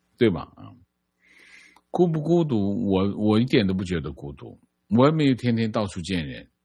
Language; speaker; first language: Chinese; native; Chinese